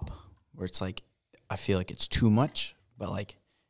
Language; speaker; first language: English; native; English